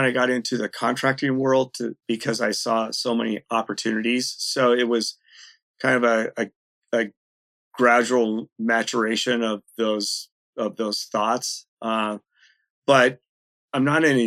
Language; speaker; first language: English; native; English